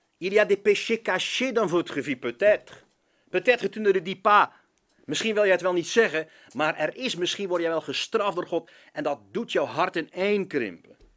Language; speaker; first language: Dutch; native; Dutch